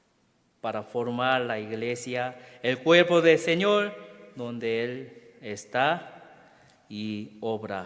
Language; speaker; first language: Spanish; non-native, learner; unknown